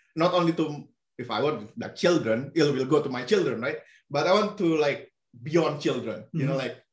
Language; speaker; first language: English; non-native, fluent; Indonesian